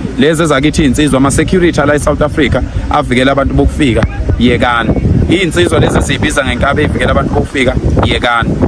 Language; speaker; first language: Zulu; native; Zulu